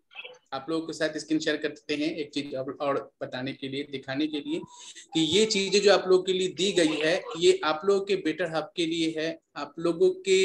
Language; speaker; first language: Hindi; native; Hindi